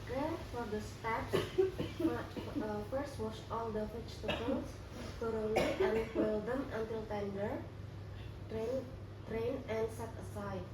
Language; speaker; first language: English; non-native, learner; Indonesian